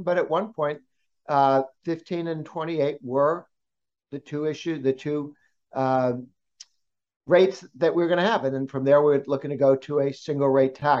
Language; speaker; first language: English; native; English